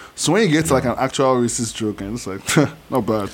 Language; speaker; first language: English; non-native, fluent; Yoruba